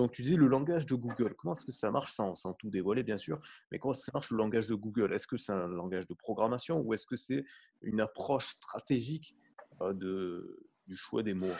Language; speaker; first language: French; native; French